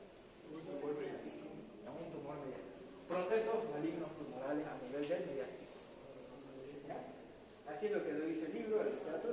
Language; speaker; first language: Spanish; native; Spanish